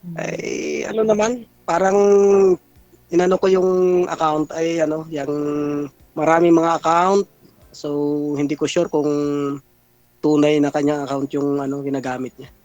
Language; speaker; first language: Filipino; non-native, local second language; Cebuano